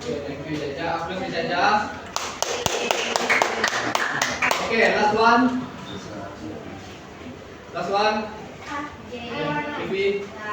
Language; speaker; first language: English; non-native, learner; Indonesian